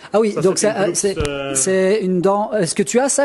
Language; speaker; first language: French; native; French